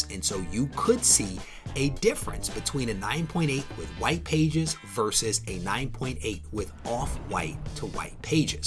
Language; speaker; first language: English; native; English